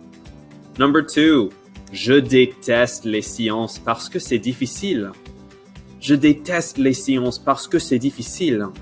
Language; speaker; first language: French; non-native, fluent; English